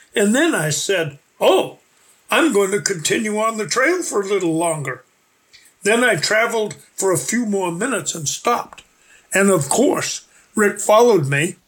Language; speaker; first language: English; native; English